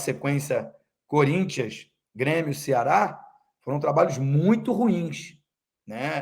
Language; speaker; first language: Portuguese; native; Portuguese